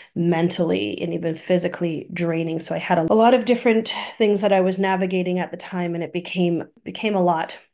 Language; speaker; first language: English; native; English